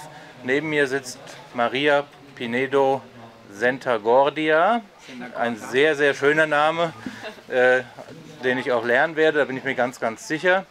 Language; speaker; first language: German; native; German